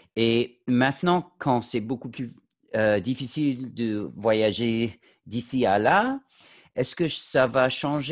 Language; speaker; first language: French; non-native, fluent; English